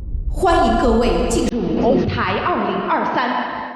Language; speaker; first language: Chinese; native; Chinese